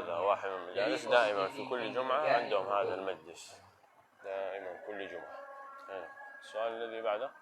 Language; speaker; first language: Arabic; native; Arabic